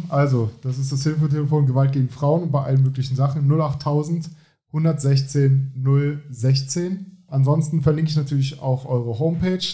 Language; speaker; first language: German; native; German